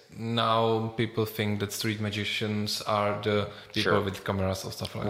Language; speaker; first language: English; non-native, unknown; Czech